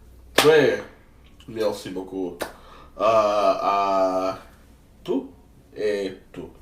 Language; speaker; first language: French; non-native, learner; English